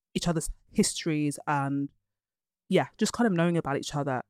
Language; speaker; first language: English; early bilingual, other home language; Yoruba